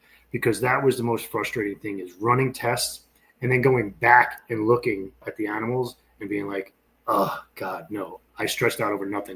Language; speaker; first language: English; native; English